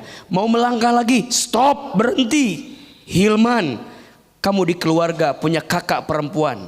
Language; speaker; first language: Indonesian; native; Indonesian